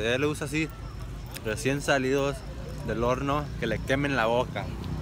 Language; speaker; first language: Spanish; native; Spanish